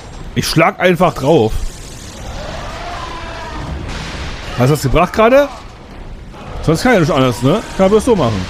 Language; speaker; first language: German; native; German